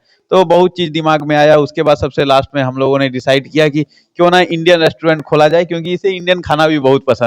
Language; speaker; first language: Hindi; native; Hindi